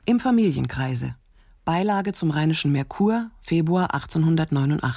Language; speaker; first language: German; native; German